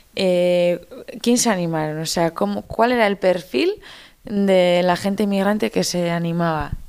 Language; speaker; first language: Spanish; native; Spanish